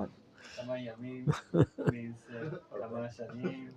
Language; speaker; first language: Hebrew; non-native, learner; English